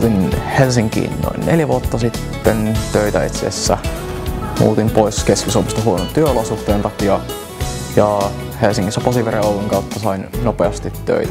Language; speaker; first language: Finnish; native; Finnish